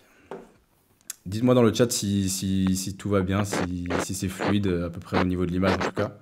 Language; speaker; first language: French; native; French